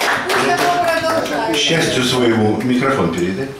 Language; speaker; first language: Russian; native; Russian